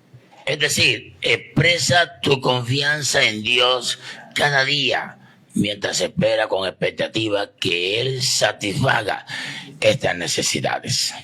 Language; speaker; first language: Spanish; native; Spanish